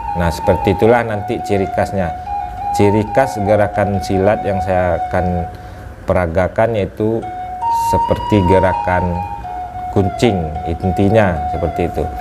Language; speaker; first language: Indonesian; non-native, local second language; Minangkabau